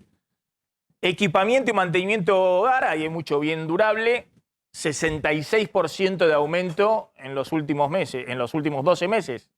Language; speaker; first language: Spanish; native; Spanish